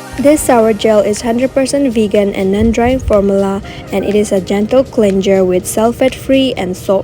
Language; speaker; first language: English; non-native, local second language; Manipuri